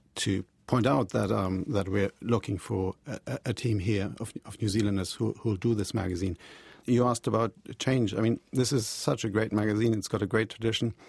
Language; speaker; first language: English; non-native, fluent; German